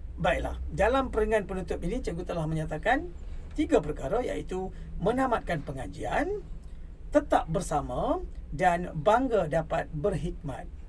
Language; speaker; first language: Malay; non-native, local second language; Tamil